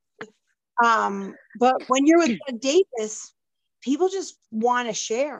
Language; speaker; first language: English; native; English